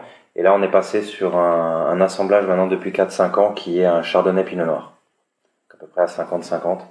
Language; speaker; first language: French; native; French